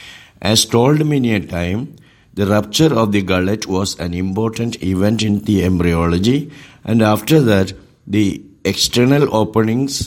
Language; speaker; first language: English; non-native, local second language; Malayalam